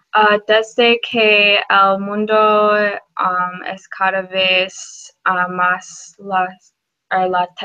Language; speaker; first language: Spanish; non-native, learner; English